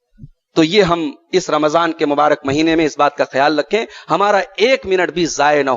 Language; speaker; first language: Urdu; native; Urdu